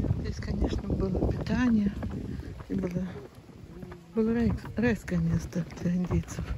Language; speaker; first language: Russian; native; Russian